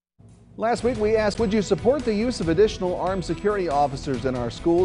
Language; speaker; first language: English; native; English